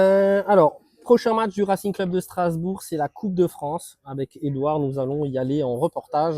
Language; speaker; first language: French; native; French